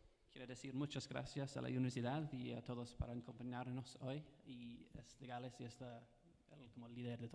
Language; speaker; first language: Spanish; non-native, fluent; English